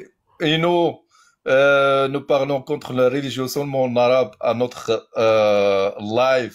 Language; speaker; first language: French; non-native, learner; Arabic